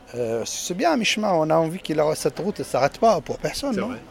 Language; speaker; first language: French; non-native, local second language; Arabic